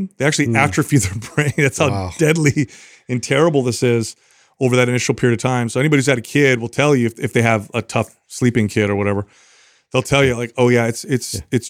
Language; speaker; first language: English; native; English